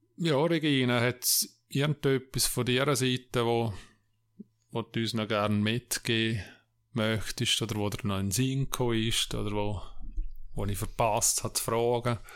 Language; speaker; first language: German; native; German